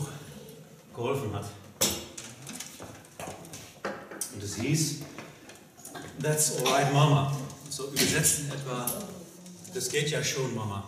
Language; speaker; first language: German; native; German